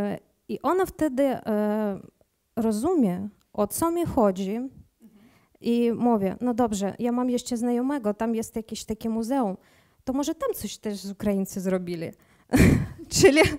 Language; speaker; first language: Polish; non-native, learner; Ukrainian